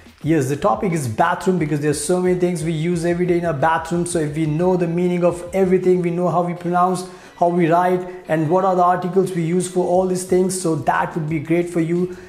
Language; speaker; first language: English; non-native, local second language; Hindi